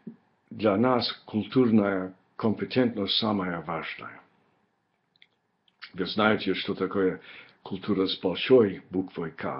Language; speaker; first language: Russian; non-native, fluent; English